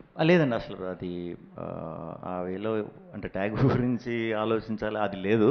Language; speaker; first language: Telugu; native; Telugu